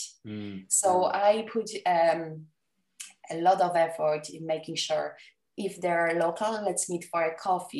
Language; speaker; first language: English; non-native, fluent; Polish